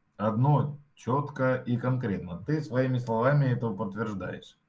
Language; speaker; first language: Russian; native; Russian